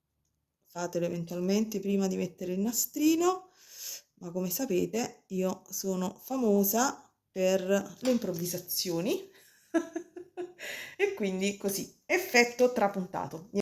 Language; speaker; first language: Italian; native; Italian